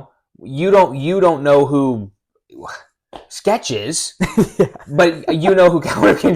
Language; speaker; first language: English; native; English